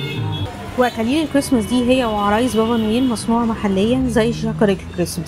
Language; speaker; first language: Arabic; native; Arabic